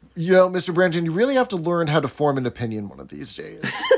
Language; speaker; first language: English; native; English